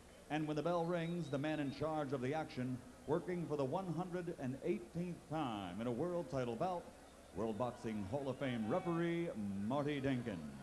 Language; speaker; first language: English; native; English